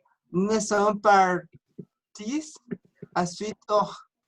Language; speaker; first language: French; non-native, learner; Spanish